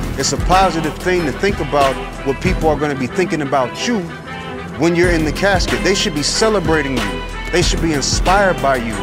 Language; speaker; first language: English; native; English